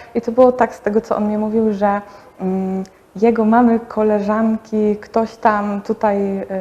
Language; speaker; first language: Polish; native; Polish